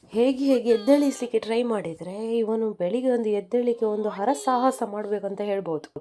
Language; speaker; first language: Kannada; non-native, local second language; Konkani